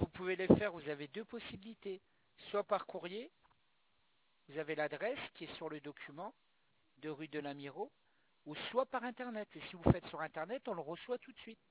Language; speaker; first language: French; native; French